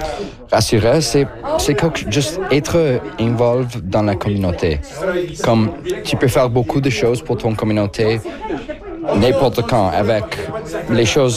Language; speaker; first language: French; non-native, local second language; English